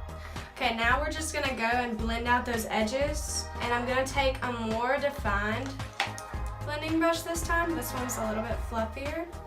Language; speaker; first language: English; native; English